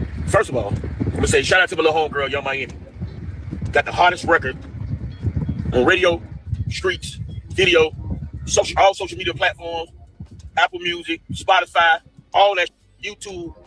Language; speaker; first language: English; native; English